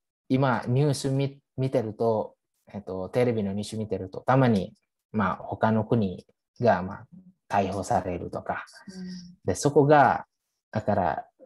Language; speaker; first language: Japanese; non-native, fluent; Indonesian